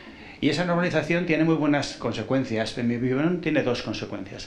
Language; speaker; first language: Spanish; native; Spanish